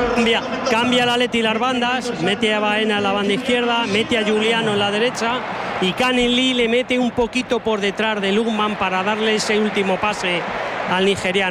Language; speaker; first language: Spanish; native; Spanish